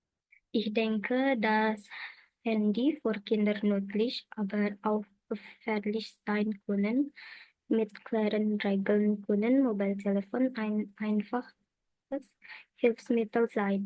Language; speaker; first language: German; non-native, learner; Indonesian